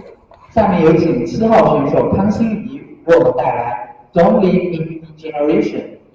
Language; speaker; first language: Chinese; native; Chinese